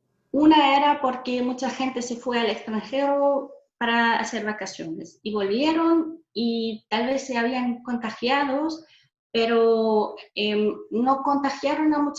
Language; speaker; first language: Spanish; non-native, fluent; German